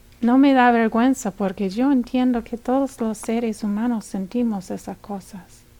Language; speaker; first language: Spanish; non-native, fluent; English